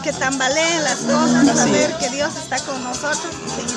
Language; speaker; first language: Spanish; native; Spanish